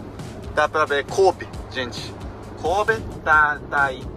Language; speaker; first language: Portuguese; non-native, fluent; Japanese